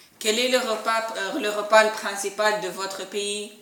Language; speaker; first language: French; non-native, learner; Arabic